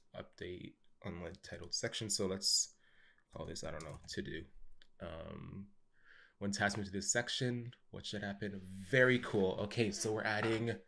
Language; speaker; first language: English; native; English